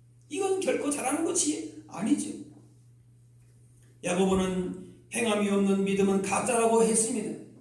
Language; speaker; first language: Korean; native; Korean